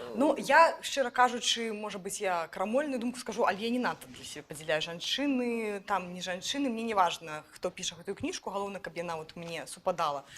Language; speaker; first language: Belarusian; native; Belarusian